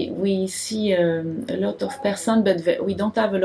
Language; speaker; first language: English; non-native, learner; French